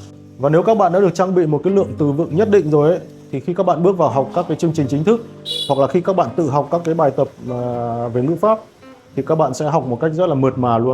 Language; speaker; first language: Vietnamese; native; Vietnamese